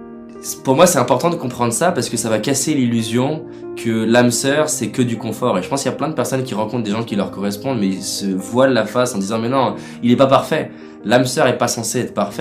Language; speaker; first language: French; native; French